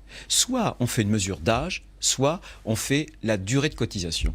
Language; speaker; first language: French; native; French